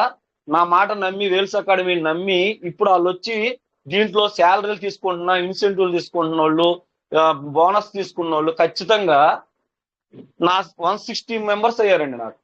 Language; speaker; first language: Telugu; native; Telugu